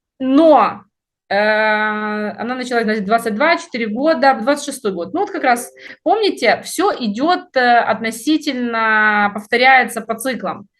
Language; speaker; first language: Russian; native; Russian